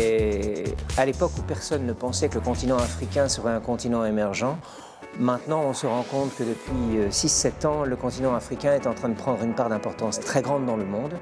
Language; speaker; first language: French; native; French